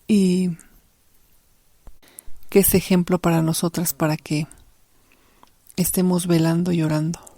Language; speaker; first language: Spanish; native; Spanish